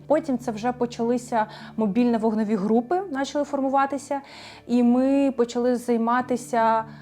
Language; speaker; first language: Ukrainian; native; Ukrainian